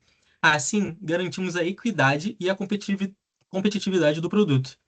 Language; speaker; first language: Portuguese; native; Portuguese